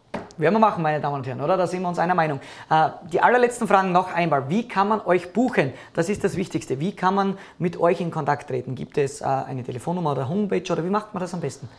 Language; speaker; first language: German; native; German